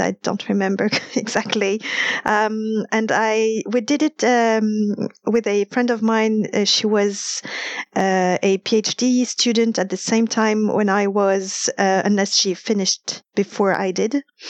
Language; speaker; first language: English; non-native, fluent; French